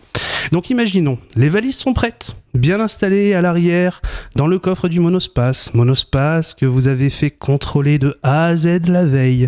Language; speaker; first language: French; native; French